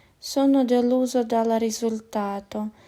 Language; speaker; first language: Italian; non-native, fluent; Ukrainian